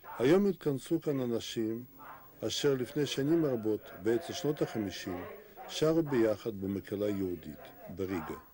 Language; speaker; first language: Hebrew; non-native, fluent; Russian